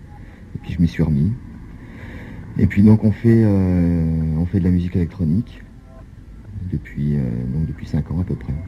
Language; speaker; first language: French; native; French